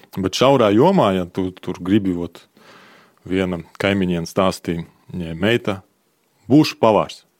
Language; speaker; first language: Latvian; non-native, local second language; Russian